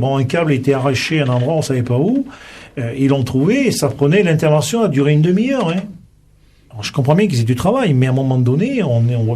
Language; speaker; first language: French; native; French